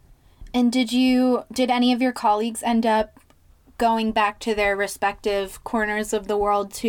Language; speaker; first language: English; early bilingual, other home language; Spanish